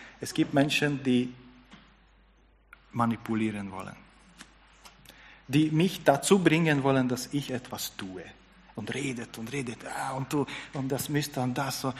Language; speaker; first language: German; non-native, fluent; Hungarian